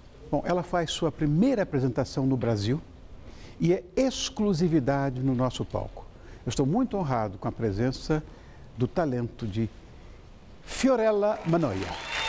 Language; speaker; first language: Portuguese; native; Portuguese